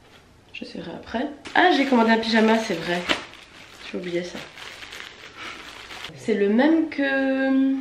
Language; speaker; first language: French; native; French